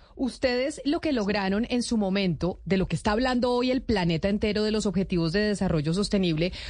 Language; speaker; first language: Spanish; native; Spanish